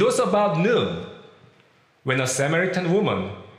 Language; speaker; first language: English; non-native, fluent; Korean